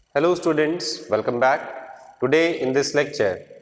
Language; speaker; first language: English; non-native, local second language; Hindi